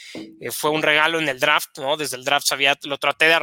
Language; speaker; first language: Spanish; native; Spanish